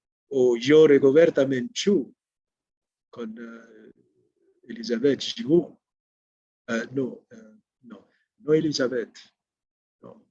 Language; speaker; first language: Spanish; non-native, fluent; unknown